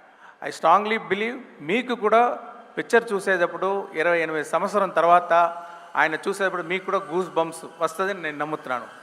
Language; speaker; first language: Telugu; non-native, local second language; Tamil